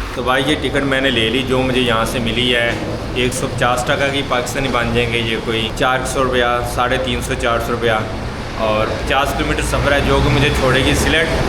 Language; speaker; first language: Urdu; native; Urdu